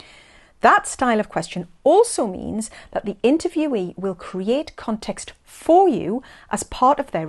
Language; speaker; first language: English; native; English